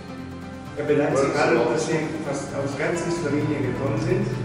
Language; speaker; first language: German; non-native, fluent; Slovenian